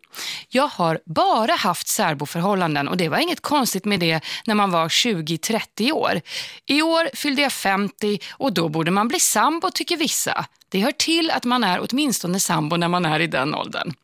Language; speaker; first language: Swedish; native; Swedish